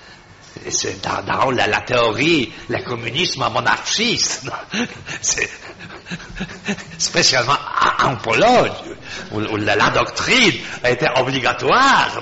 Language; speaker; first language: French; non-native, fluent; Polish